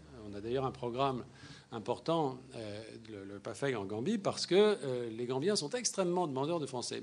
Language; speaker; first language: French; native; French